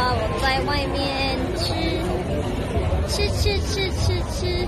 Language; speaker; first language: Chinese; non-native, learner; Korean